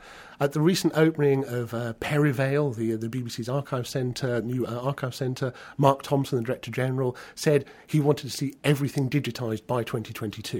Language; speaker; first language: English; native; English